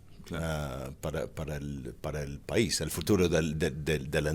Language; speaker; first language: Spanish; non-native, fluent; English